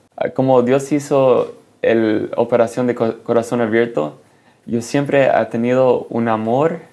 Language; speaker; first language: Spanish; early bilingual, heritage; Spanish